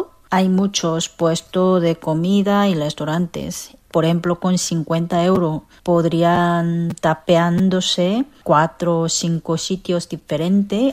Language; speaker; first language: Spanish; non-native, fluent; Korean